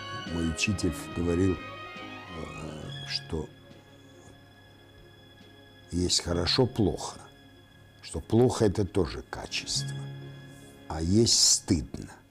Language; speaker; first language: Russian; non-native, local second language; Armenian